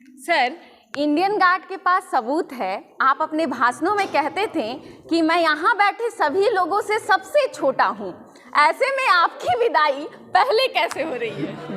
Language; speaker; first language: Hindi; native; Hindi